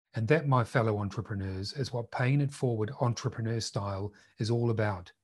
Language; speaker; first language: English; native; English